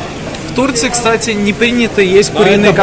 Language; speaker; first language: Russian; native; Russian